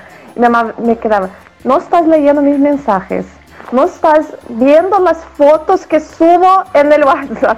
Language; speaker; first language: Spanish; non-native, fluent; Portuguese